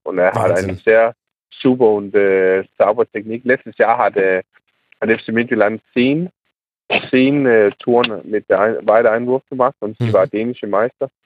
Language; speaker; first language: German; non-native, learner; Danish